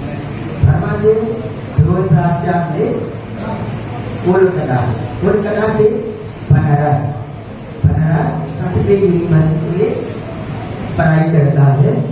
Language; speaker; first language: Hindi; non-native, learner; Burmese